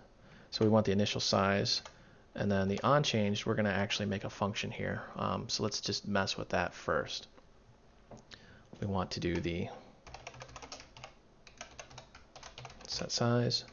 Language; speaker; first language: English; native; English